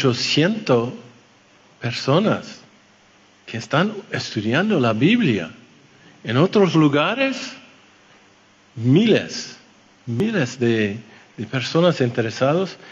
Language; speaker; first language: Spanish; non-native, fluent; French